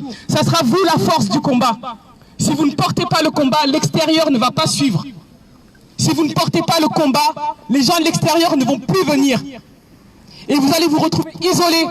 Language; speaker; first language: French; native; French